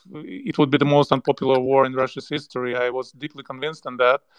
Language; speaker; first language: English; non-native, fluent; Ukrainian